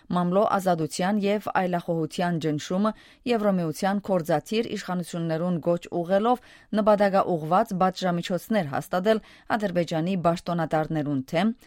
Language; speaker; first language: Armenian; early bilingual, heritage; Armenian